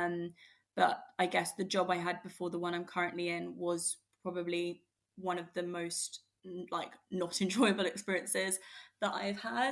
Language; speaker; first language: English; native; English